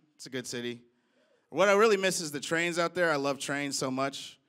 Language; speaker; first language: English; native; English